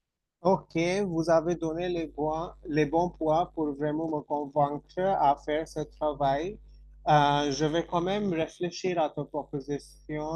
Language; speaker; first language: French; non-native, fluent; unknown